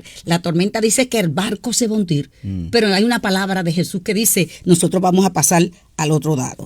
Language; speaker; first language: Spanish; native; Spanish